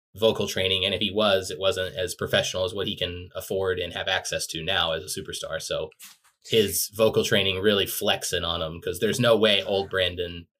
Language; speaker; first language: English; native; English